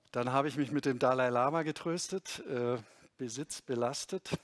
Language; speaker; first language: German; native; German